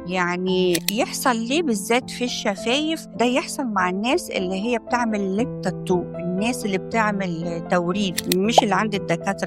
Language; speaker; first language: Arabic; native; Arabic